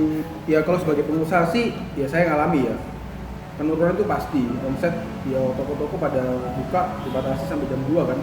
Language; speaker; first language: Indonesian; native; Indonesian